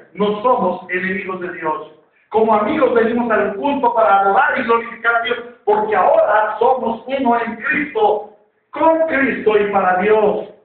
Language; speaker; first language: Spanish; native; Spanish